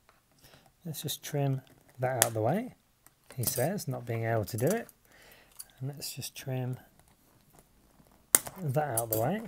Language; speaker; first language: English; native; English